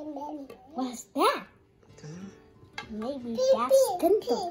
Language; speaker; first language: English; early bilingual, other home language; Indonesian